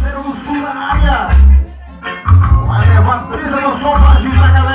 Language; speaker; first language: Portuguese; native; Portuguese